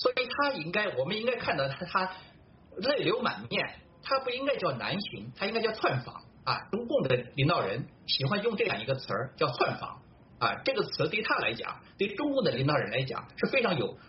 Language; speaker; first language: Chinese; native; Chinese